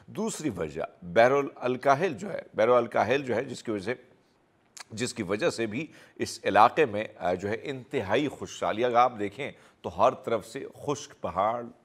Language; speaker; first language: Urdu; non-native, local second language; Punjabi